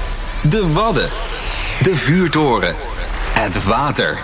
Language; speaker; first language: Dutch; native; Dutch